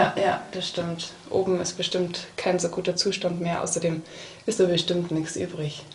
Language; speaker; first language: German; native; German